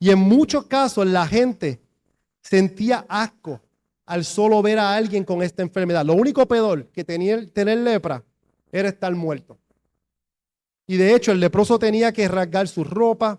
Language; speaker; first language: Spanish; native; Spanish